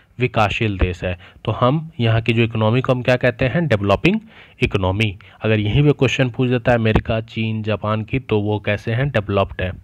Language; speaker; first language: Hindi; native; Hindi